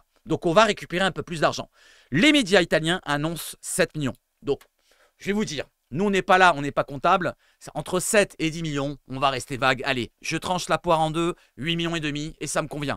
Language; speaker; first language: French; native; French